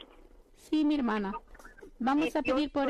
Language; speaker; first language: Spanish; non-native, fluent; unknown